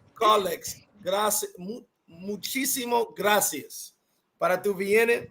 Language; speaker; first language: Spanish; non-native, learner; English